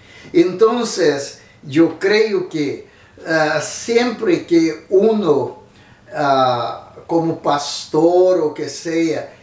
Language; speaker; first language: Spanish; non-native, fluent; Portuguese